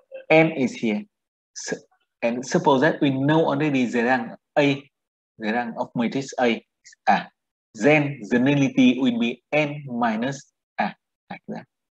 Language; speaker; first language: English; non-native, fluent; Vietnamese